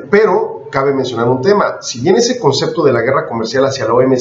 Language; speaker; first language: Spanish; native; Spanish